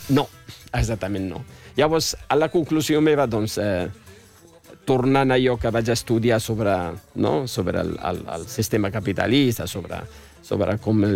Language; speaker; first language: Catalan; non-native, fluent; Arabic